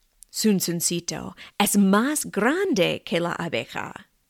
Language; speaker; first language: Spanish; non-native, fluent; English